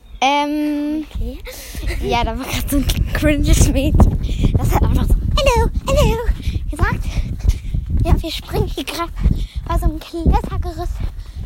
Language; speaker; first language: German; native; German